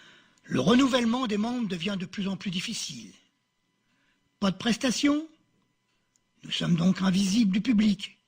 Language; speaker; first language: French; native; French